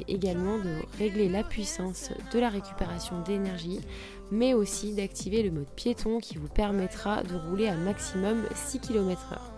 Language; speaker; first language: French; native; French